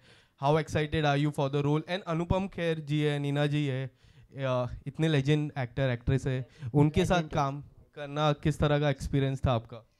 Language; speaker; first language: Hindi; native; Hindi